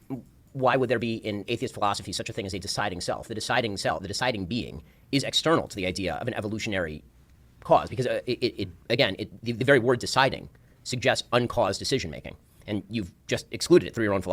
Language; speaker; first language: English; native; English